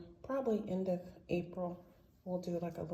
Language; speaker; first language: English; native; English